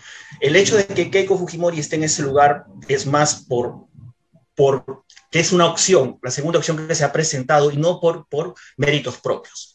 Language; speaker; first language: Spanish; native; Spanish